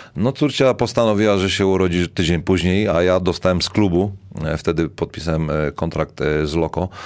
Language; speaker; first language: Polish; native; Polish